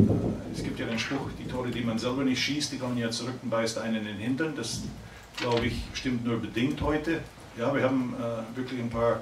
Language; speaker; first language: German; native; German